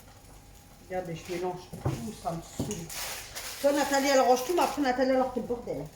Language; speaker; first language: French; native; French